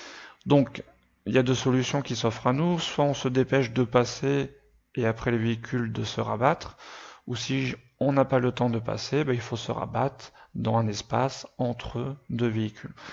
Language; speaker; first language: French; native; French